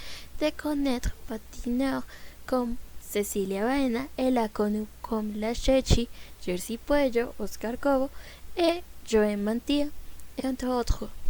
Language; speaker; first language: French; non-native, learner; Spanish